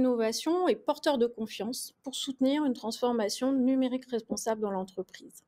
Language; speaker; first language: French; native; French